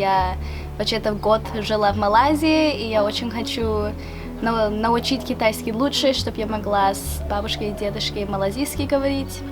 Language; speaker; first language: Russian; early bilingual, heritage; Russian